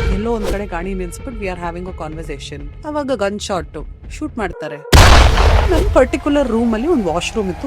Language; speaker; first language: Kannada; native; Kannada